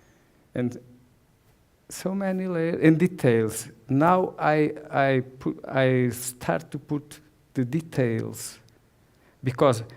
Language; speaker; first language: English; non-native, learner; Portuguese